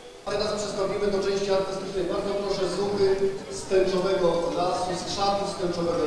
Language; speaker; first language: Polish; native; Polish